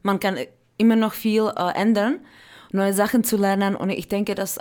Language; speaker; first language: German; non-native, fluent; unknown